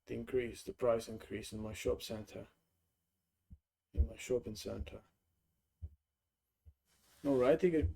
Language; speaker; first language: English; non-native, fluent; Russian